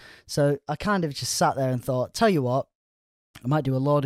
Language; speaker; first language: English; native; English